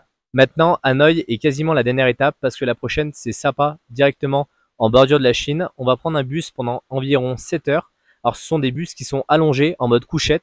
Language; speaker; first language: French; native; French